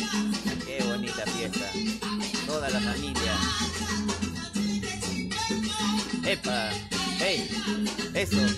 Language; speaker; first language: Spanish; native; Spanish